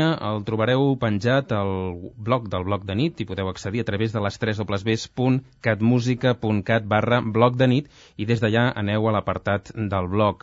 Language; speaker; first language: Catalan; native; Catalan